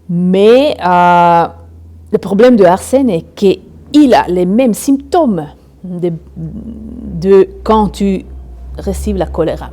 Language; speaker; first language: French; non-native, learner; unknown